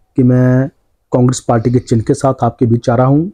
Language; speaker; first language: Hindi; native; Hindi